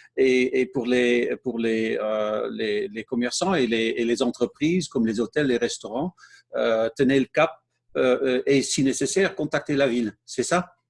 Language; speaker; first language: French; non-native, fluent; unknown